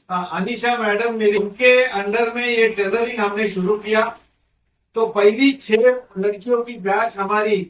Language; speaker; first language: Hindi; non-native, local second language; Marathi